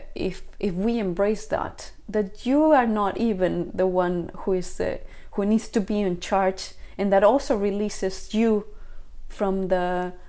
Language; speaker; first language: English; non-native, fluent; Spanish